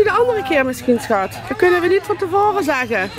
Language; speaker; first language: Dutch; native; Dutch